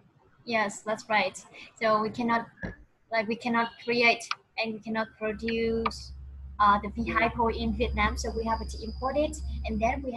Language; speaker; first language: English; non-native, fluent; Vietnamese